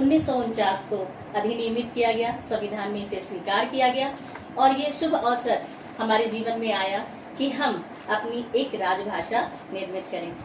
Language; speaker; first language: Hindi; native; Hindi